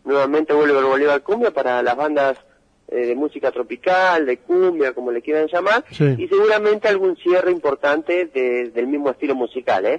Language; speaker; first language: Spanish; native; Spanish